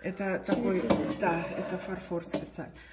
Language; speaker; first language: Russian; native; Russian